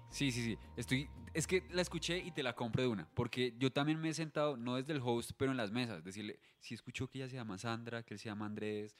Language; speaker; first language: Spanish; native; Spanish